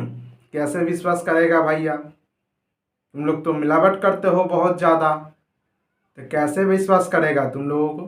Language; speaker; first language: Hindi; non-native, local second language; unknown